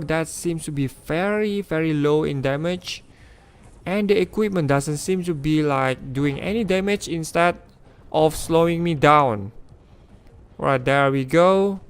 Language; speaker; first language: English; non-native, fluent; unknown